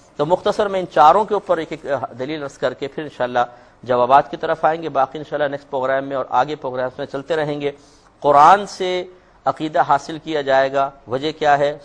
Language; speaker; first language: Urdu; native; Urdu